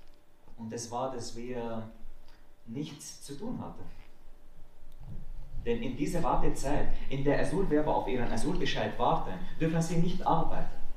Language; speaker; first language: German; non-native, fluent; Arabic